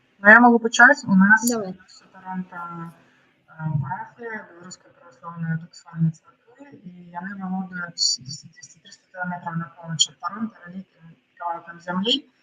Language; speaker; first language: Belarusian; non-native, local second language; Russian